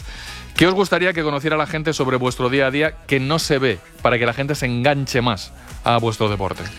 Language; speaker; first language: Spanish; native; Spanish